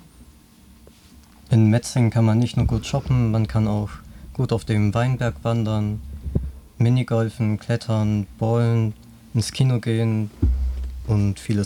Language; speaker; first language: German; native; German